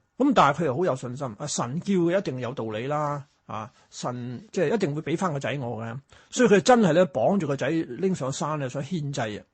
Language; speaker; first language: Cantonese; early bilingual, other home language; Chinese